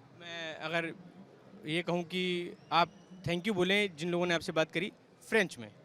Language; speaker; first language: Hindi; native; Hindi